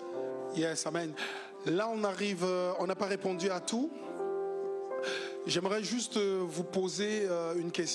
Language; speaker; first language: French; native; French